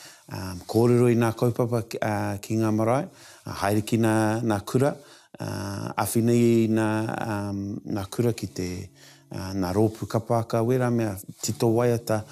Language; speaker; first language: Māori; non-native, local second language; English